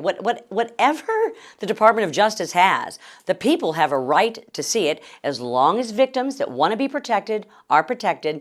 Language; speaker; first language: English; native; English